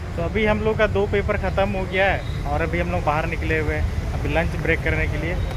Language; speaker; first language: Hindi; native; Hindi